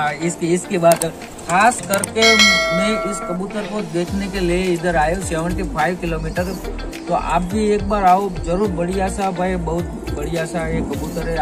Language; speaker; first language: Hindi; non-native, local second language; Gujarati